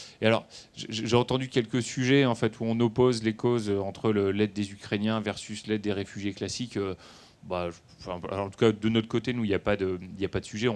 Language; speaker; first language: French; native; French